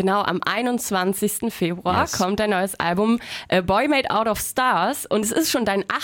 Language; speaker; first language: German; native; German